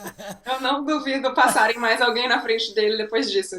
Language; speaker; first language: Portuguese; native; Portuguese